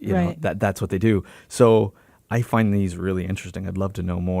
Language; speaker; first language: English; native; English